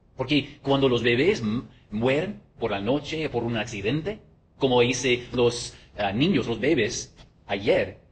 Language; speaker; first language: Spanish; non-native, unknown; English